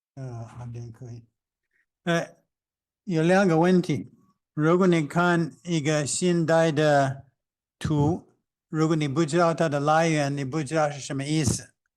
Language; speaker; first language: Chinese; non-native, fluent; English